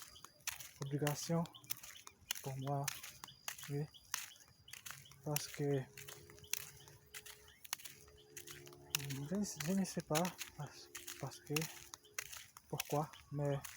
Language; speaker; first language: French; non-native, learner; Portuguese